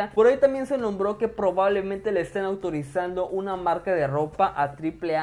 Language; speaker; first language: Spanish; native; Spanish